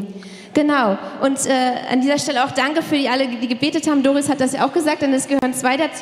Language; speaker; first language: German; native; German